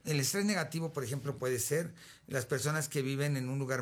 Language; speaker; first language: Spanish; native; Spanish